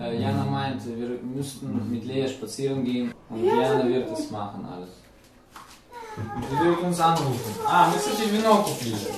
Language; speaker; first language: German; non-native, fluent; Russian